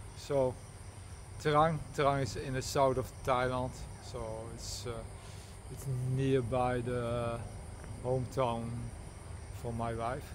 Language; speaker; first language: English; non-native, learner; Dutch